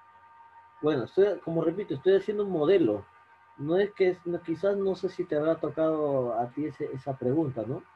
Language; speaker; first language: Spanish; native; Spanish